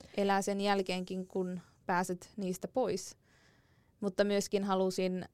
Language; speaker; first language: Finnish; early bilingual, other home language; Arabic